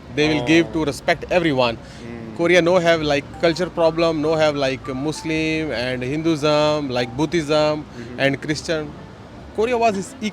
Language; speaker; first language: English; non-native, learner; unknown